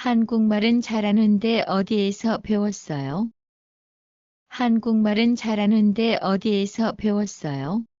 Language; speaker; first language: Korean; non-native, learner; Bangla